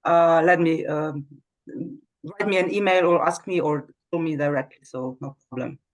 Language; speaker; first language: English; non-native, fluent; Slovenian